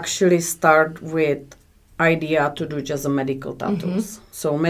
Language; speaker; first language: English; non-native, learner; Czech